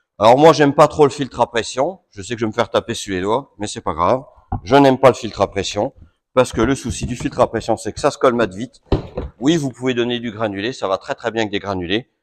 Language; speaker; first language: French; native; French